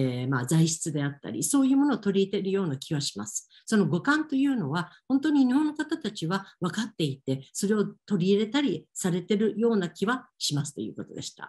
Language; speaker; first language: Japanese; native; Japanese